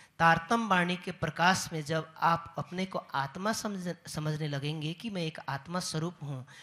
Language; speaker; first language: Hindi; native; Hindi